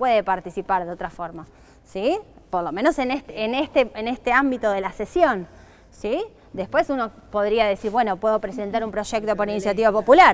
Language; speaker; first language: Spanish; native; Spanish